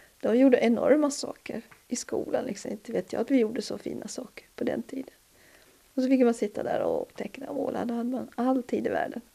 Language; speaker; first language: Swedish; native; Swedish